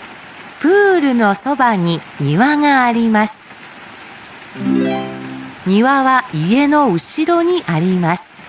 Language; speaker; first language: Japanese; non-native, learner; Chinese